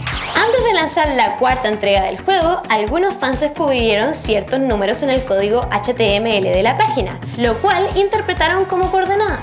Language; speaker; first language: Spanish; native; Spanish